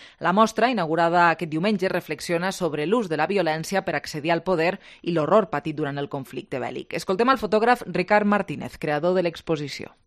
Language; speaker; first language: Catalan; native; Catalan